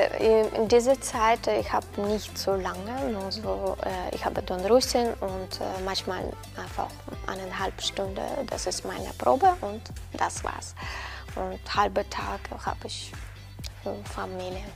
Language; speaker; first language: German; non-native, learner; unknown